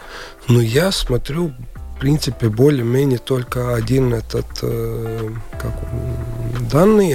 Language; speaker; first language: Russian; non-native, local second language; Latvian